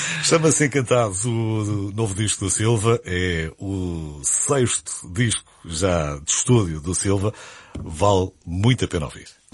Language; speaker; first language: Portuguese; native; Portuguese